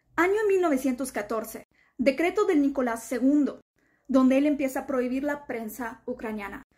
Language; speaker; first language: Spanish; non-native, fluent; Ukrainian